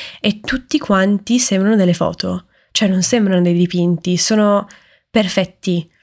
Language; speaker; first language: Italian; native; Italian